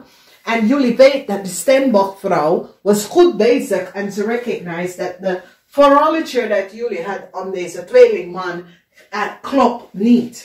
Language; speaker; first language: Dutch; non-native, fluent; English